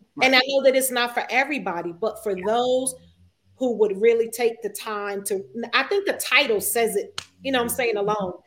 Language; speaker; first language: English; native; English